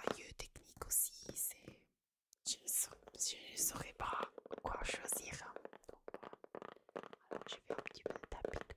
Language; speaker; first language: French; non-native, fluent; Italian